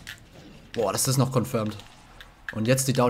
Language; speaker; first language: German; native; German